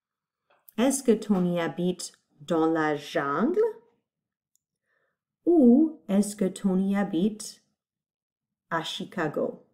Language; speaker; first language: French; non-native, fluent; English